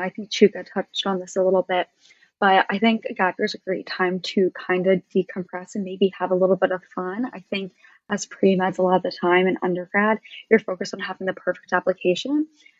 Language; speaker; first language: English; native; English